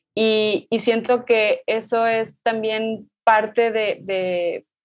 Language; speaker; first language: Spanish; native; Spanish